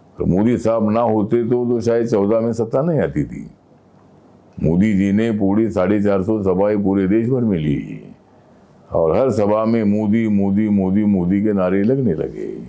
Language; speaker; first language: Hindi; non-native, local second language; Marathi